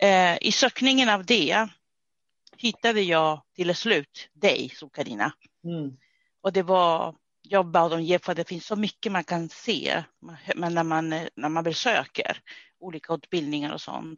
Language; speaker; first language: Swedish; non-native, fluent; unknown